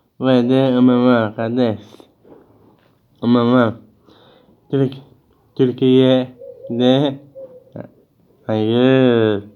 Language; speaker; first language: Turkish; early bilingual, heritage; Turkish